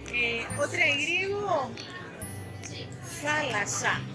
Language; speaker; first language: Spanish; non-native, fluent; Greek